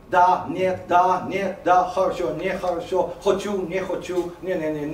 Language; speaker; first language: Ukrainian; non-native, learner; English